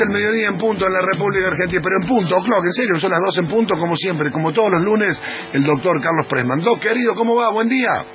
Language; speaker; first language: Spanish; native; Spanish